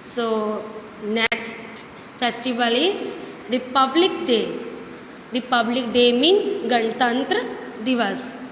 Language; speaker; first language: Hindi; native; Hindi